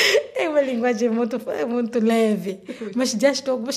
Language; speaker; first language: Portuguese; non-native, learner; Swahili